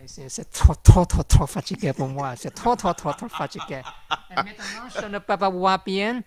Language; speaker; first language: French; non-native, learner; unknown